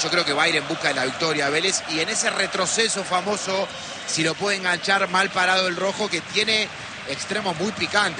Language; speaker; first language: Spanish; native; Spanish